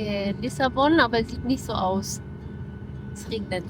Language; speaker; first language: German; native; German